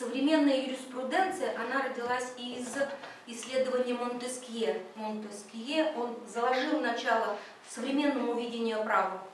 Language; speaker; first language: Russian; native; Russian